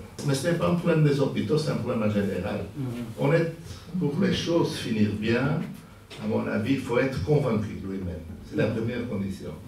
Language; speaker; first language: French; non-native, fluent; Portuguese